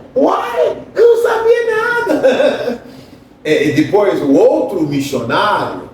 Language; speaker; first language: Portuguese; non-native, fluent; English